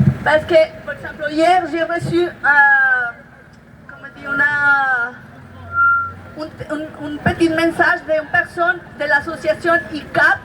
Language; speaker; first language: French; non-native, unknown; Spanish